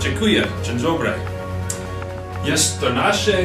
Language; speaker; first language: Polish; non-native, learner; English